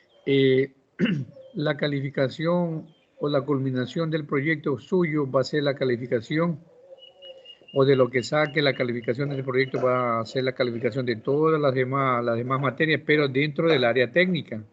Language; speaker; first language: Spanish; native; Spanish